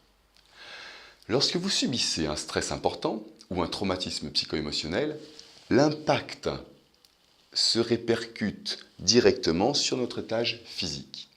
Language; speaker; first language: French; native; French